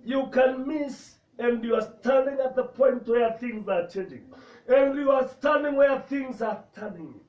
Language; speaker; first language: English; non-native, local second language; Swahili